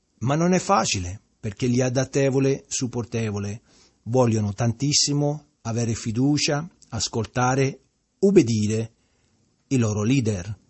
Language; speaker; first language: Italian; early bilingual, heritage; Italian